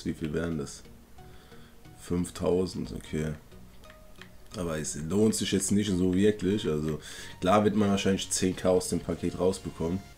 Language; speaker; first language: German; native; German